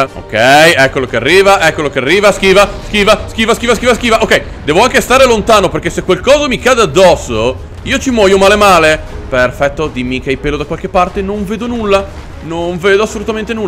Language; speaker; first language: Italian; native; Italian